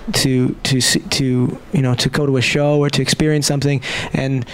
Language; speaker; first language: English; native; English